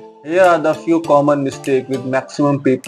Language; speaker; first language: English; non-native, local second language; Hindi